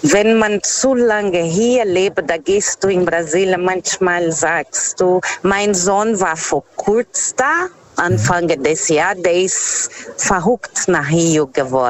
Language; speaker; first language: German; non-native, fluent; Portuguese